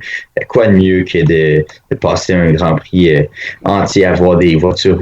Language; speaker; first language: French; native; French